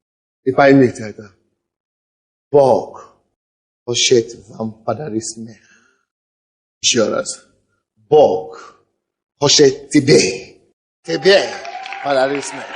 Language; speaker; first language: Russian; non-native, fluent; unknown